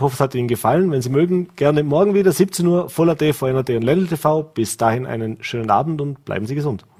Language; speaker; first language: German; native; German